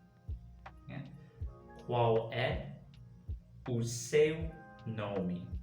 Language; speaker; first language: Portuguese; non-native, learner; English